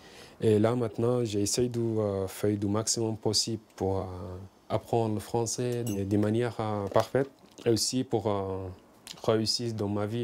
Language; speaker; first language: French; non-native, fluent; Arabic